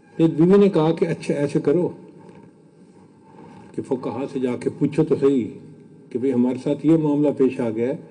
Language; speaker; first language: Urdu; non-native, local second language; Punjabi